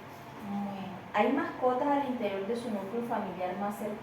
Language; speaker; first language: Spanish; native; Spanish